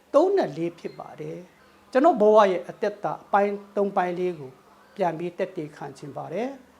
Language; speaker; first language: Burmese; non-native, local second language; Thado Chin